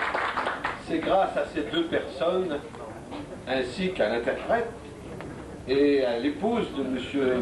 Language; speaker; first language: French; native; French